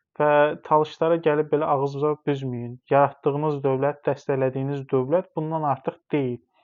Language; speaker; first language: Azerbaijani; non-native, local second language; Talysh